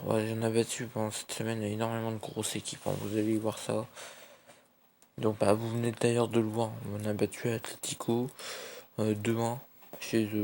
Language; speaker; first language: French; native; French